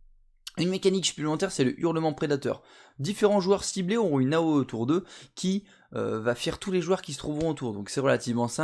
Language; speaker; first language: French; native; French